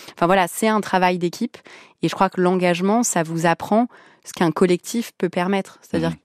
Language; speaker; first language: French; early bilingual, other home language; Arabic